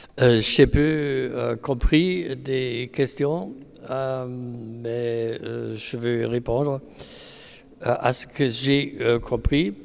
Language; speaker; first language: French; non-native, fluent; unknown